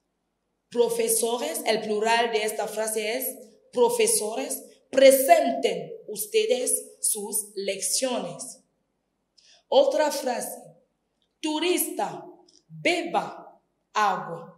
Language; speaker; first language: Spanish; non-native, fluent; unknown